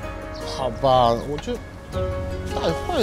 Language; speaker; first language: Chinese; non-native, fluent; Japanese